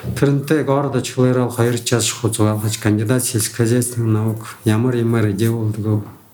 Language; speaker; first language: Russian; non-native, local second language; Buriat